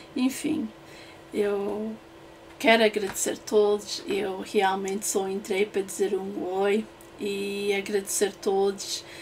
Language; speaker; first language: Portuguese; early bilingual, heritage; English